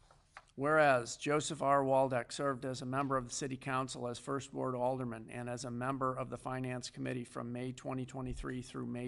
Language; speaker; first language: English; native; English